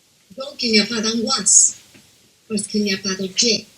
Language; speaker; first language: French; non-native, fluent; Spanish